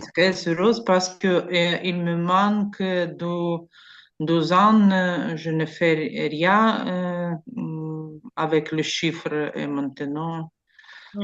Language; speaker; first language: French; non-native, learner; Ukrainian